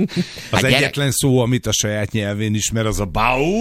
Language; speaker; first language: Hungarian; native; Hungarian